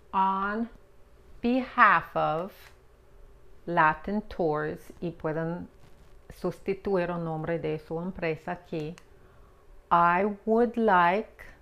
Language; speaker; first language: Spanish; non-native, fluent; English